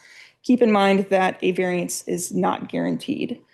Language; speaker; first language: English; native; English